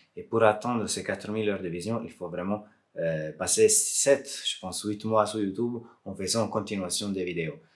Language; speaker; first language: French; non-native, fluent; Italian